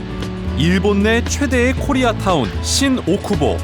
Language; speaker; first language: Korean; native; Korean